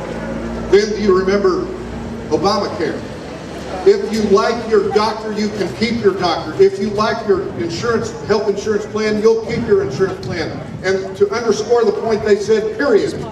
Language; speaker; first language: English; native; English